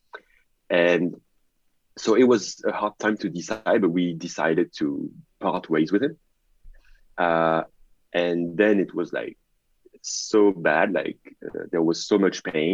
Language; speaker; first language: English; non-native, fluent; French